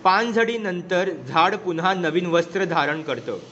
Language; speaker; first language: Hindi; non-native, local second language; Marathi